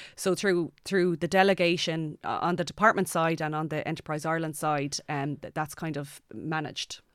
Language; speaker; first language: English; native; English